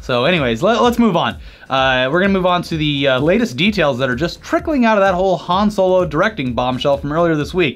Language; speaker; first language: English; native; English